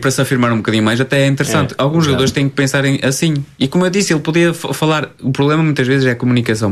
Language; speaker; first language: Portuguese; native; Portuguese